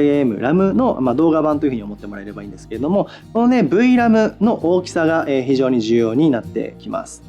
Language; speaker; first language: Japanese; native; Japanese